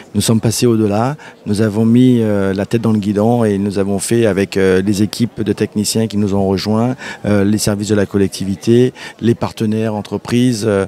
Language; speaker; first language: French; early bilingual, heritage; French